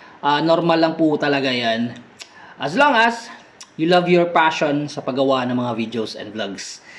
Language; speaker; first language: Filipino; non-native, local second language; Cebuano